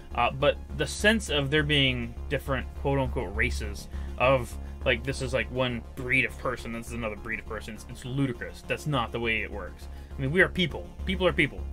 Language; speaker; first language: English; native; English